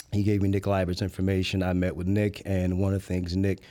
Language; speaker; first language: English; native; English